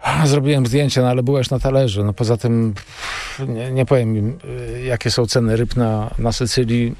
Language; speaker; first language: Polish; native; Polish